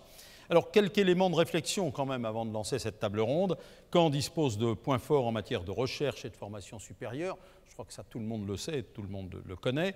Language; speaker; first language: French; native; French